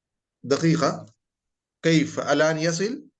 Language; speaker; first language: Arabic; non-native, fluent; Urdu